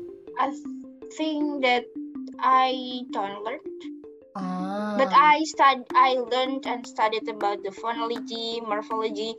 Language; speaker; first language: English; non-native, learner; Indonesian